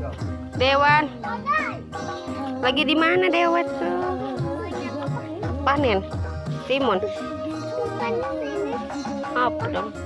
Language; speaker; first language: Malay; non-native, local second language; Sundanese